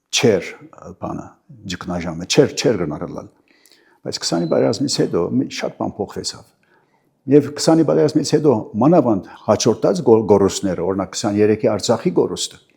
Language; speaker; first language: Armenian; early bilingual, heritage; Armenian